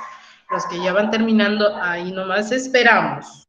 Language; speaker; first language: Spanish; native; Spanish